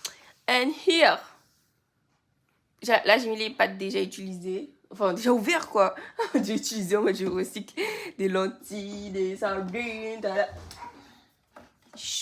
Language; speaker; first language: French; native; French